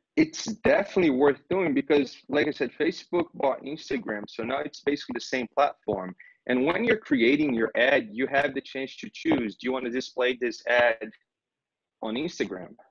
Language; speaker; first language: English; non-native, fluent; Portuguese